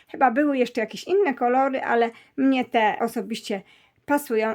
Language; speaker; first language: Polish; native; Polish